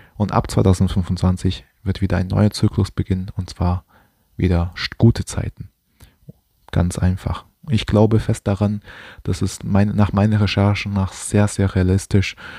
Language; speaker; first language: German; non-native, fluent; Chinese